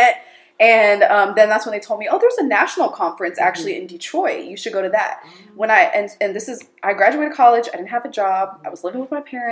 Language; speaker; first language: English; early bilingual, other home language; Amharic